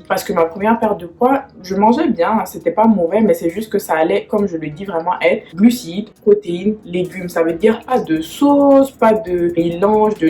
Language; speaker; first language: French; native; French